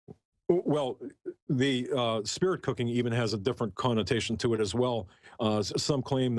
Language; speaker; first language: English; native; English